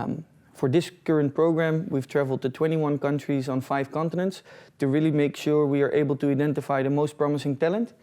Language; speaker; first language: English; non-native, fluent; Dutch